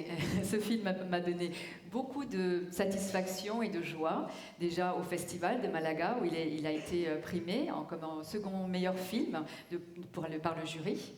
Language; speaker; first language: French; native; French